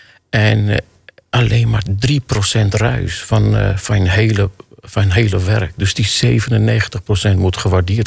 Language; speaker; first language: Dutch; non-native, fluent; Armenian